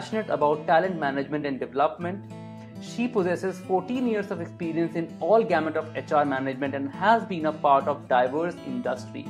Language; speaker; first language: English; non-native, local second language; Hindi